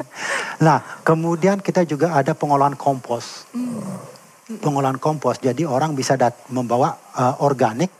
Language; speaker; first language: Indonesian; native; Indonesian